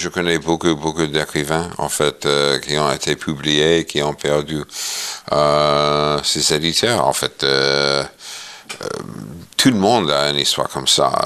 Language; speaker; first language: French; non-native, fluent; English